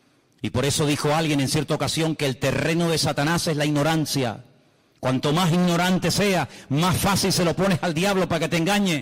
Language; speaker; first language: Spanish; native; Spanish